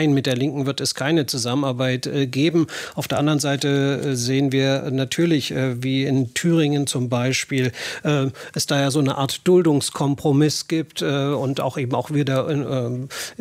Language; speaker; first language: German; native; German